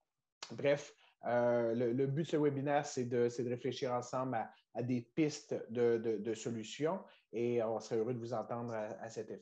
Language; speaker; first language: French; native; French